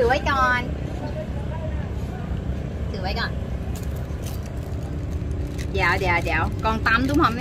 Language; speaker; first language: Vietnamese; early bilingual, heritage; Vietnamese